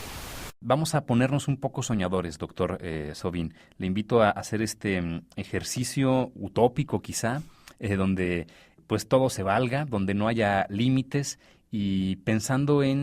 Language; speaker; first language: Spanish; native; Spanish